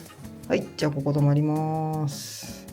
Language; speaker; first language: Japanese; native; Japanese